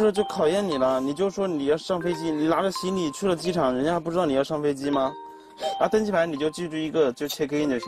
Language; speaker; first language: Chinese; native; Chinese